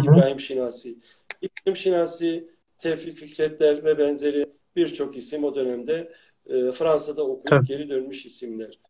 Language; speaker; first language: Turkish; native; Turkish